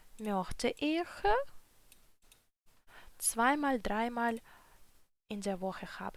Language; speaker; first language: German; non-native, fluent; Ukrainian